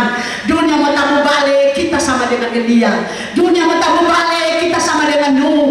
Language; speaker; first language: Indonesian; native; Indonesian